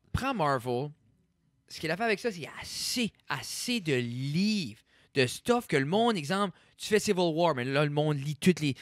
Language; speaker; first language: French; native; French